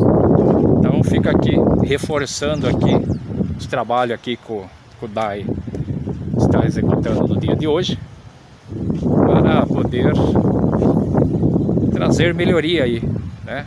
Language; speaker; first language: Portuguese; native; Portuguese